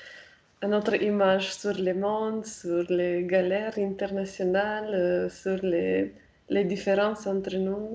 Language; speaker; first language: French; non-native, fluent; Romanian